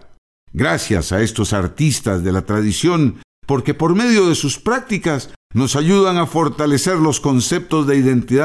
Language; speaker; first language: Spanish; native; Spanish